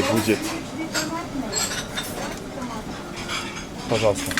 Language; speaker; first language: Russian; non-native, learner; French